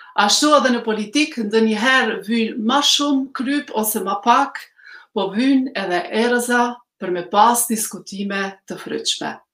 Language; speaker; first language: Albanian; early bilingual, heritage; Albanian